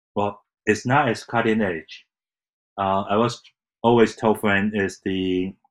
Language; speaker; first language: English; non-native, fluent; Chinese